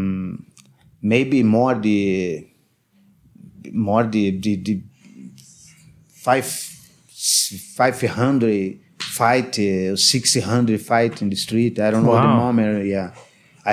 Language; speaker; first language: English; non-native, learner; Portuguese